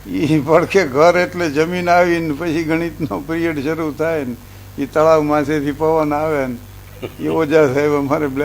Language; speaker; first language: Gujarati; native; Gujarati